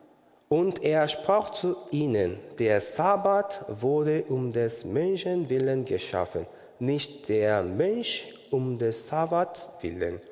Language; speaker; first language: German; non-native, learner; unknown